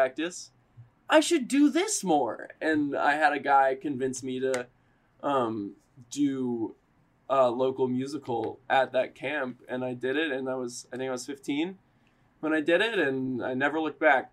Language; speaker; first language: English; native; English